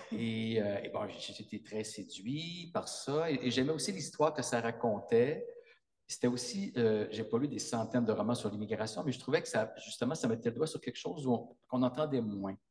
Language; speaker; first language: French; native; French